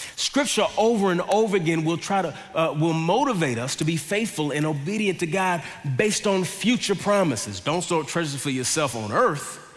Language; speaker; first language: English; native; English